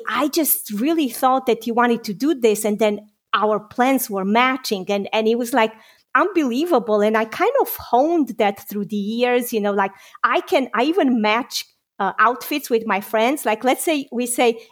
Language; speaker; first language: English; non-native, fluent; Romanian